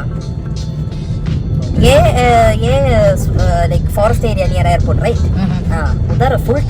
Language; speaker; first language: Hindi; non-native, local second language; Malayalam